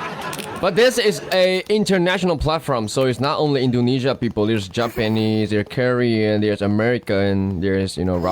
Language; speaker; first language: English; non-native, fluent; Chinese